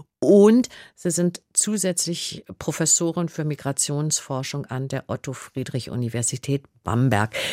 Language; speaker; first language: German; native; German